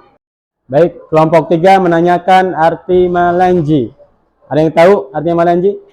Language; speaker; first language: Indonesian; native; Indonesian